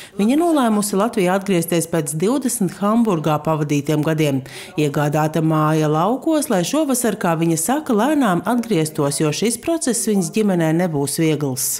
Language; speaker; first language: Latvian; native; Latvian